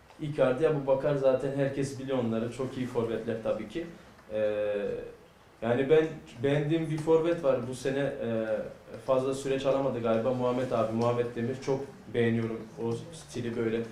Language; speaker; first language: Turkish; early bilingual, heritage; Turkish